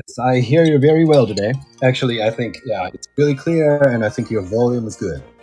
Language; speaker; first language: English; non-native, fluent; Japanese